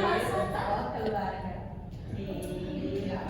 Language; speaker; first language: Indonesian; non-native, learner; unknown